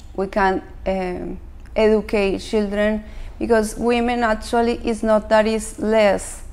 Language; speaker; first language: English; non-native, fluent; Spanish